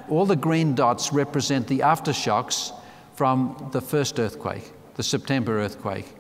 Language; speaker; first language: English; native; English